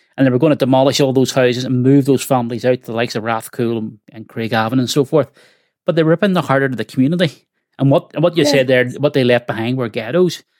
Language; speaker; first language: English; native; English